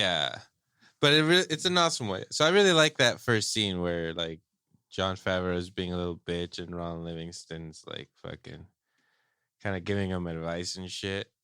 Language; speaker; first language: English; native; English